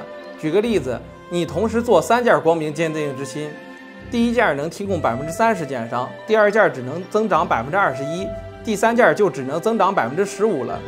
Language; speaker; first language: Chinese; native; Chinese